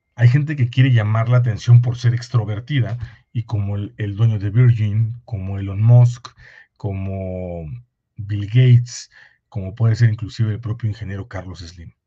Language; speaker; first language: Spanish; native; Spanish